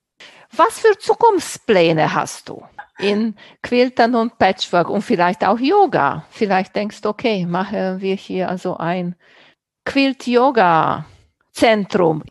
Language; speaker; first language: German; non-native, fluent; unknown